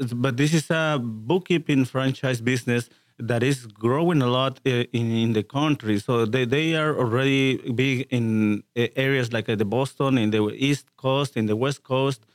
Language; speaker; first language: English; non-native, fluent; Spanish